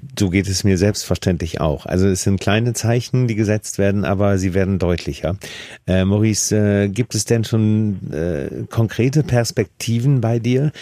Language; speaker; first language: German; native; German